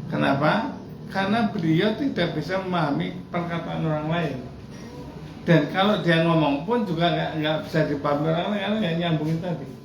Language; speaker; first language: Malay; non-native, local second language; Javanese